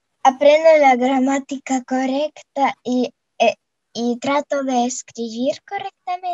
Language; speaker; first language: Spanish; non-native, fluent; Russian